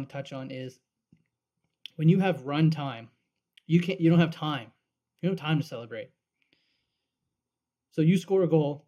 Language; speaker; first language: English; native; English